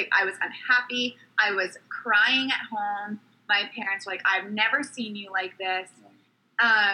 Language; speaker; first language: English; native; English